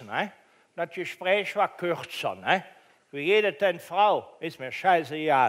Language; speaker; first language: German; native; German